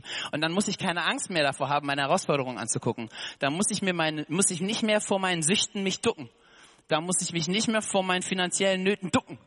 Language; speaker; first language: German; native; German